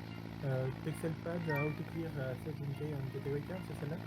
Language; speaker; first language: French; native; French